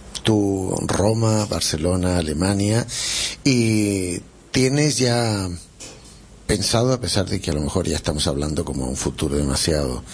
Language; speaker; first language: Spanish; native; Spanish